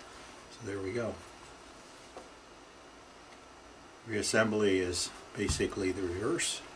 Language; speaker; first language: English; native; English